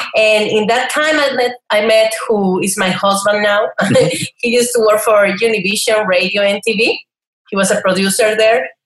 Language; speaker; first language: English; non-native, fluent; Spanish